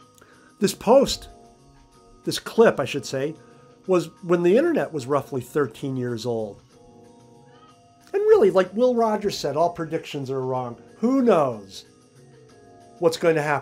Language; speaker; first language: English; native; English